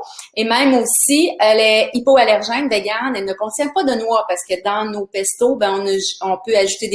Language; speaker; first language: French; native; French